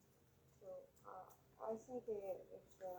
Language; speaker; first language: English; non-native, learner; French